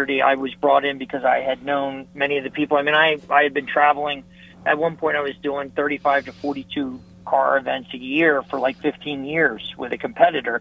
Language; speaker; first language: English; native; English